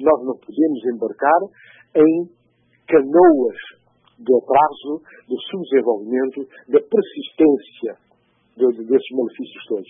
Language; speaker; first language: Portuguese; non-native, local second language; Upper Guinea Crioulo